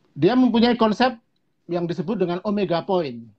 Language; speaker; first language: Indonesian; non-native, local second language; Javanese